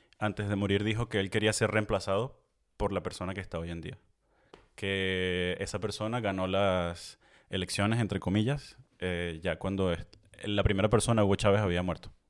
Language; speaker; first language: Spanish; native; Spanish